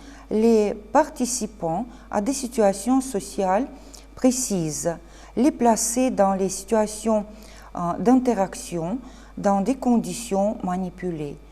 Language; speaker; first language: French; non-native, fluent; Russian